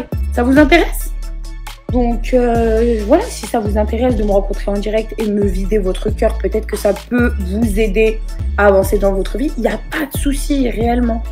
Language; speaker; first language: French; native; French